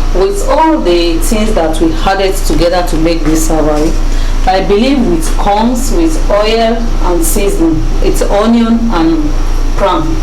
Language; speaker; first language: English; non-native, local second language; Yoruba